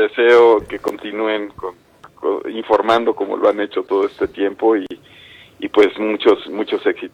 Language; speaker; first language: Spanish; native; Spanish